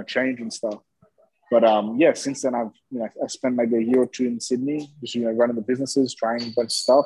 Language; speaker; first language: English; native; English